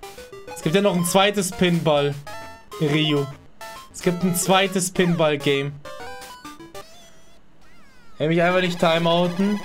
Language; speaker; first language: German; native; German